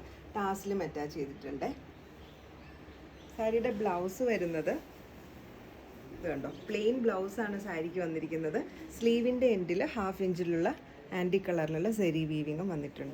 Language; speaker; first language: Malayalam; native; Malayalam